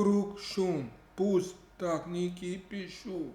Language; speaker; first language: Russian; non-native, learner; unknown